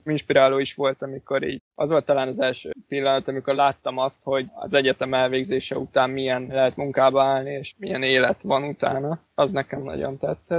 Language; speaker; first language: Hungarian; native; Hungarian